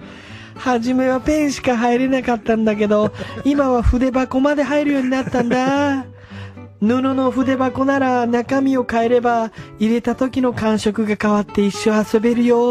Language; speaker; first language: Japanese; native; Japanese